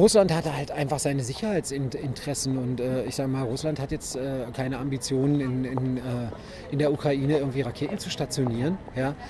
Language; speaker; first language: German; native; German